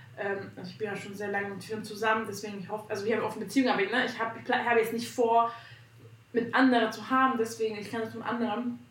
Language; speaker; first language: German; non-native, fluent; Hungarian